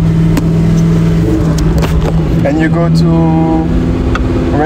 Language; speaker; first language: English; non-native, learner; French